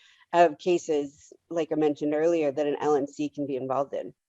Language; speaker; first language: English; native; English